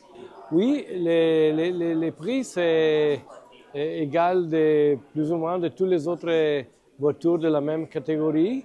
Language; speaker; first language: French; non-native, fluent; Italian